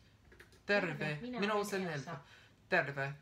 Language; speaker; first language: Finnish; non-native, learner; English